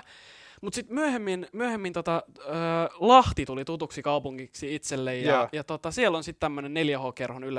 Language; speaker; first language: Finnish; native; Finnish